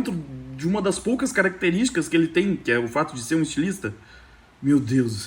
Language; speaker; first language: Portuguese; native; Portuguese